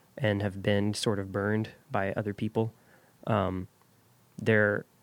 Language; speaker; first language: English; native; English